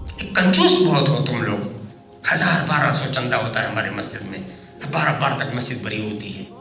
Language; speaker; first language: Urdu; non-native, local second language; Pashto